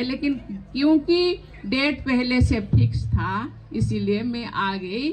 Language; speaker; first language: Hindi; non-native, local second language; Santali